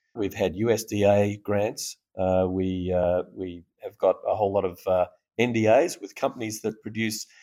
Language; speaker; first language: English; native; English